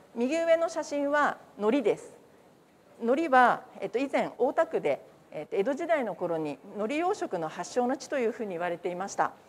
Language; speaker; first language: Japanese; native; Japanese